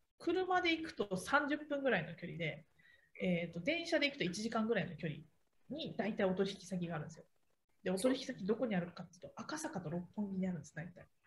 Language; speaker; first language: Japanese; native; Japanese